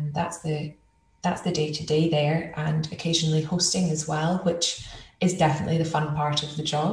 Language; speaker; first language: English; native; English